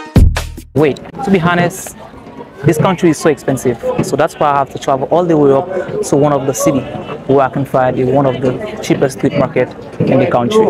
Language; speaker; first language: English; non-native, fluent; Haitian Creole